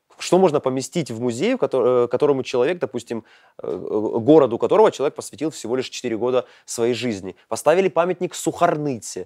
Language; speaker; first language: Russian; native; Russian